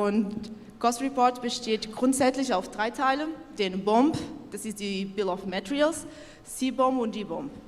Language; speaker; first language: German; non-native, local second language; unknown